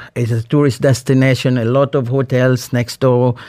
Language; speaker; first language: English; non-native, fluent; Morisyen